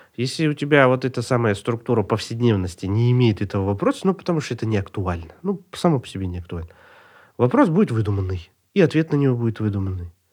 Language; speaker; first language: Russian; native; Russian